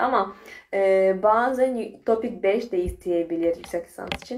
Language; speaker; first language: Turkish; non-native, fluent; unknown